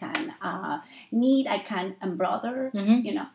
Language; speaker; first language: English; non-native, fluent; Spanish